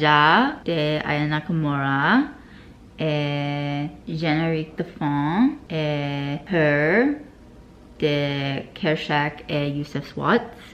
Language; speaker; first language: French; non-native, learner; English